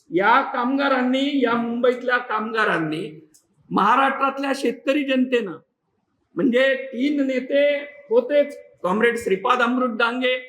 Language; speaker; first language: Marathi; native; Marathi